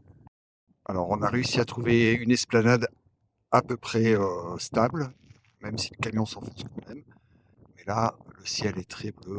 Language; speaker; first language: French; native; French